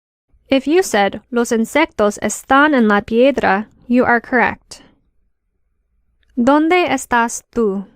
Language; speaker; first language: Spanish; non-native, fluent; English